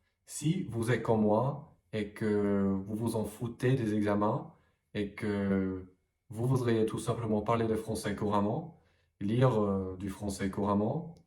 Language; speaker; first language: French; non-native, fluent; English